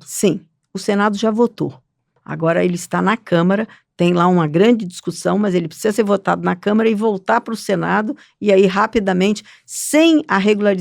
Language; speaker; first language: Portuguese; native; Portuguese